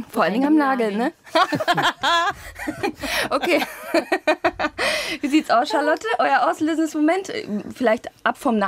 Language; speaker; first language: German; native; German